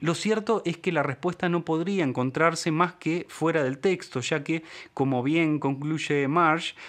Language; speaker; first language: Spanish; native; Spanish